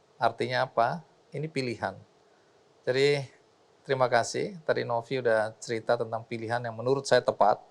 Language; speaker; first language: Indonesian; native; Indonesian